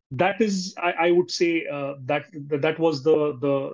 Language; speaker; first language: English; non-native, local second language; Marathi